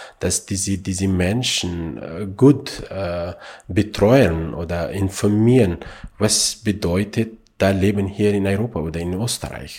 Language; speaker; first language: German; non-native, learner; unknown